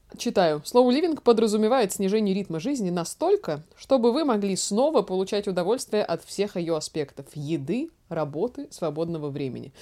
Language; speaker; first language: Russian; native; Russian